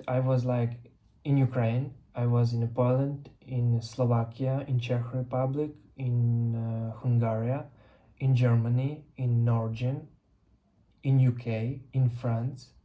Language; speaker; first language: English; non-native, learner; Russian